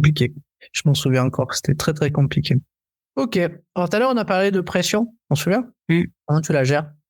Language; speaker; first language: French; native; French